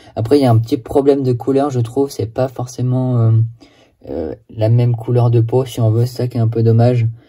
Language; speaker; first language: French; native; French